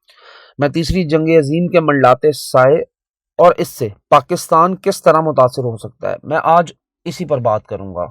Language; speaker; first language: Urdu; native; Urdu